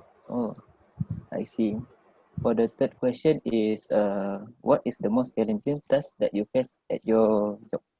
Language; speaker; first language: English; non-native, learner; Malay